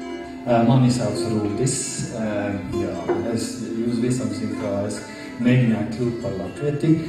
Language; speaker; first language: Latvian; non-native, learner; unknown